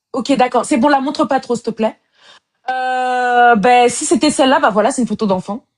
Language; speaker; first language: French; native; French